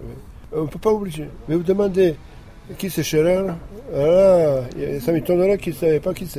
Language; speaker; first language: French; non-native, learner; Slovak